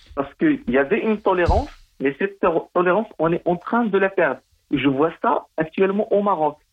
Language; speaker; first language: French; non-native, local second language; Arabic